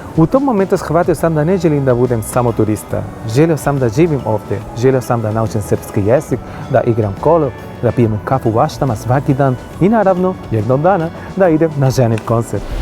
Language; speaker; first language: Bosnian; non-native, fluent; Spanish